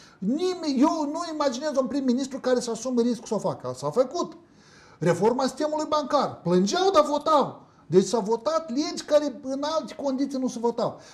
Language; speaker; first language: Romanian; native; Romanian